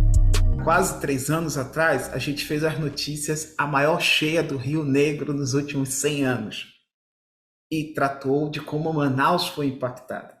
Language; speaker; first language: Portuguese; native; Portuguese